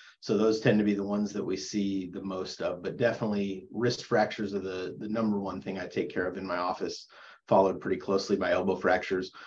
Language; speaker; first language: English; native; English